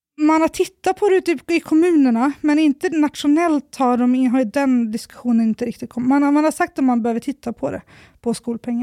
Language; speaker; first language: Swedish; native; Swedish